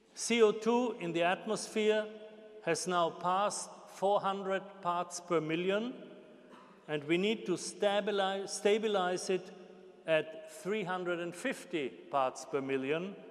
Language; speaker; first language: English; non-native, fluent; German